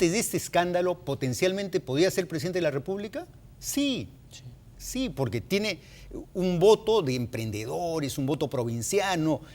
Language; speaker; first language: Spanish; native; Spanish